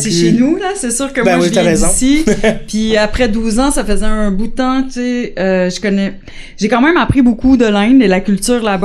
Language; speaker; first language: French; native; French